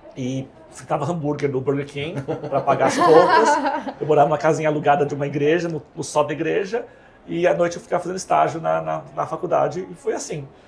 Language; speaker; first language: Portuguese; native; Portuguese